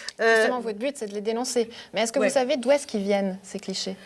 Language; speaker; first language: French; native; French